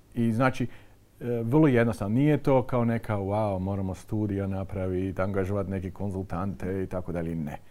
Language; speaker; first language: Croatian; non-native, fluent; Dutch